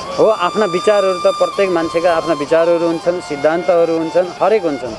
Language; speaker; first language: Nepali; native; Nepali